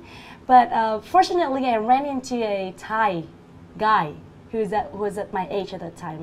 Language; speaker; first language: English; non-native, fluent; Vietnamese